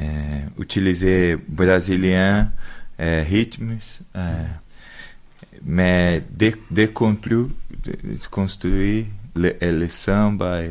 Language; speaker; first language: French; non-native, learner; Portuguese